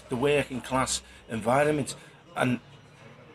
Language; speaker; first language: English; native; English